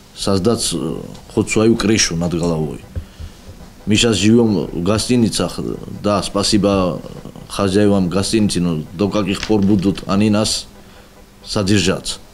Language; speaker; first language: Russian; non-native, local second language; Georgian